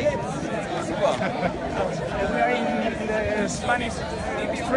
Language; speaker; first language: English; non-native, learner; Spanish